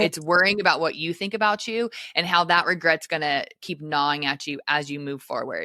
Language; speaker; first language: English; native; English